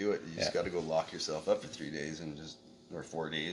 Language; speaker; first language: English; native; English